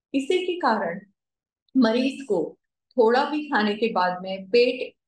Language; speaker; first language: Hindi; non-native, local second language; Marathi